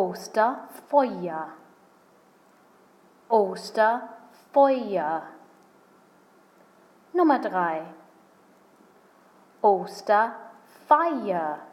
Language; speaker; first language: German; non-native, fluent; English